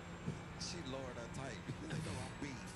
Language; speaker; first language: English; native; English